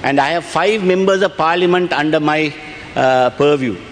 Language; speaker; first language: English; non-native, local second language; Sinhala